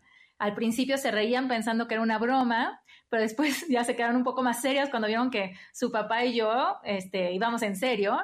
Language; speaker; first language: Spanish; native; Spanish